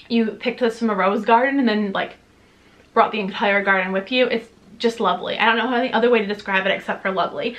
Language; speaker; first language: English; native; English